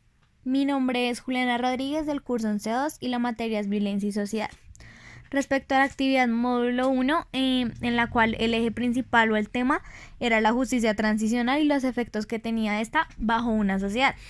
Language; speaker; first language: Spanish; native; Spanish